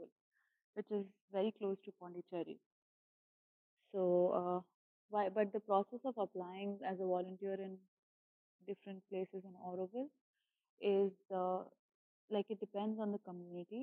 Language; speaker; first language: English; non-native, local second language; Hindi